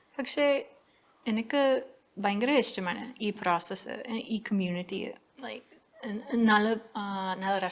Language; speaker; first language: Malayalam; non-native, learner; English